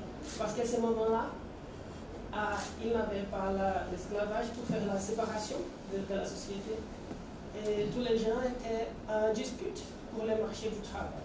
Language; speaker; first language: French; non-native, fluent; Portuguese